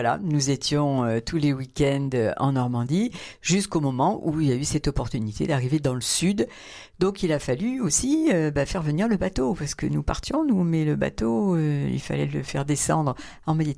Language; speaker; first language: French; native; French